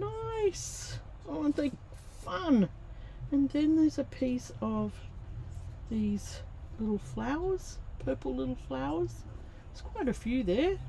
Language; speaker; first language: English; native; English